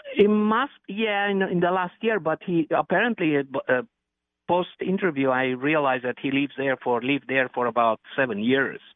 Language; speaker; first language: English; non-native, fluent; Romanian